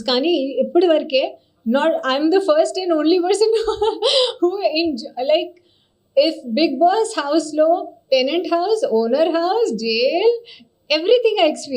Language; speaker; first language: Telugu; non-native, learner; Hindi